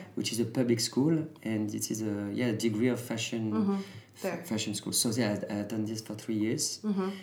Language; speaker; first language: English; early bilingual, other home language; French